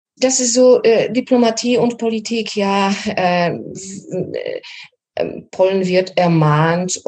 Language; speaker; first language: German; non-native, fluent; Polish